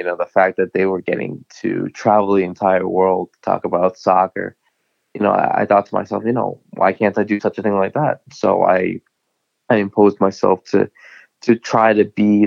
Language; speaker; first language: English; native; English